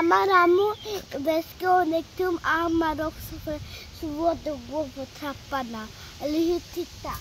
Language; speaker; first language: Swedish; early bilingual, other home language; Bangla